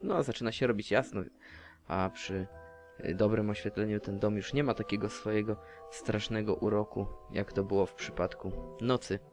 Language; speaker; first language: Polish; native; Polish